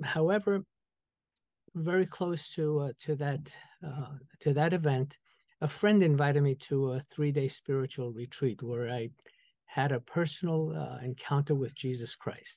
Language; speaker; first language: English; early bilingual, other home language; Spanish